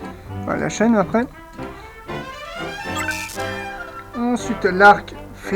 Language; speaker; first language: French; native; French